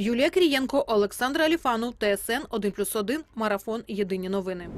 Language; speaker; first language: Ukrainian; native; Ukrainian